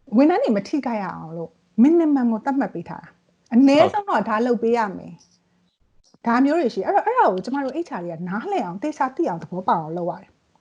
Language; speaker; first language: Burmese; native; Burmese